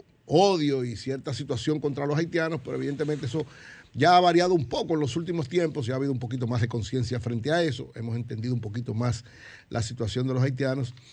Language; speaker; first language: Spanish; native; Spanish